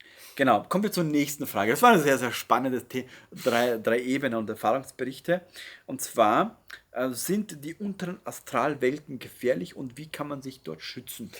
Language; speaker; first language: German; native; German